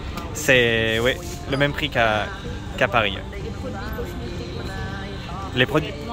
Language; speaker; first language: French; native; French